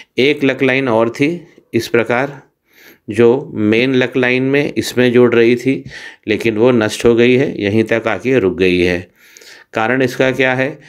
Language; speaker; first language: Hindi; native; Hindi